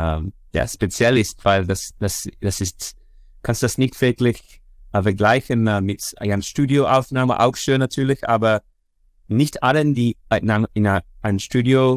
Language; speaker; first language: German; non-native, fluent; Dutch